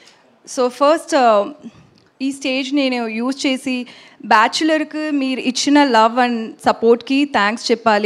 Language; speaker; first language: Telugu; non-native, learner; Tamil